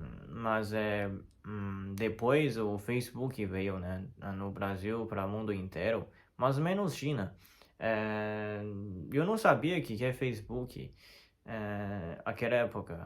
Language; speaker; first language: Portuguese; non-native, fluent; Chinese